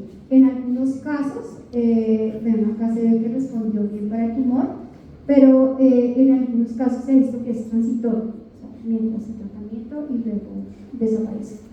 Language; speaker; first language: Spanish; native; Spanish